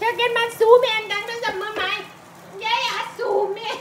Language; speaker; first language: Norwegian; non-native, learner; Thai